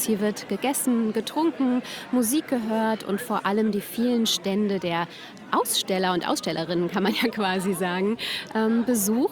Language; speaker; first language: German; native; German